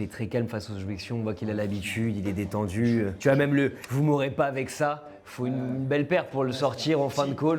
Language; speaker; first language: French; native; French